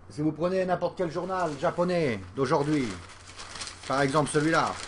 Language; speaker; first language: French; native; French